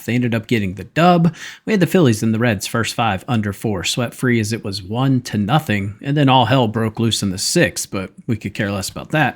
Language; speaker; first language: English; native; English